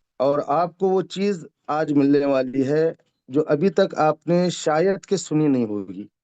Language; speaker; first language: Hindi; non-native, local second language; Urdu